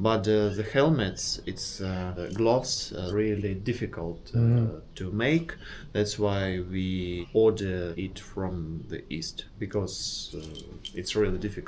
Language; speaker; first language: English; non-native, fluent; Russian